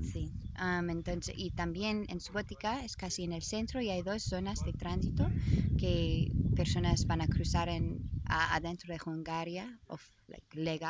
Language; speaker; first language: Spanish; non-native, learner; English